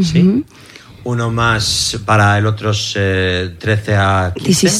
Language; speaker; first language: Spanish; non-native, learner; English